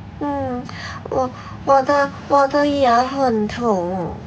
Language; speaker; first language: Chinese; non-native, learner; Thai